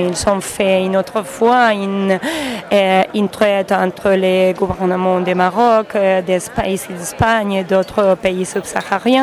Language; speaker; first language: French; non-native, learner; Spanish